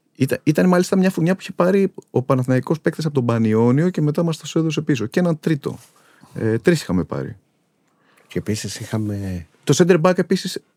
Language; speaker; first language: Greek; native; Greek